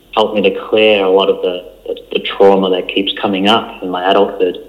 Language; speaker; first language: English; early bilingual, other home language; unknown